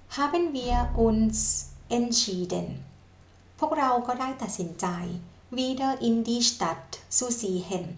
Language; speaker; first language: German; non-native, fluent; Thai